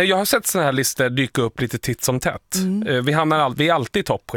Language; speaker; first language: Swedish; native; Swedish